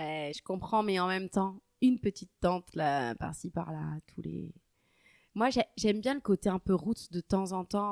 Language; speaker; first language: French; native; French